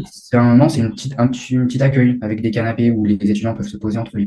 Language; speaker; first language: French; native; French